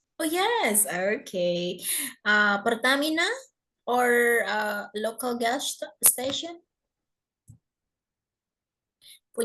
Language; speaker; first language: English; non-native, fluent; Indonesian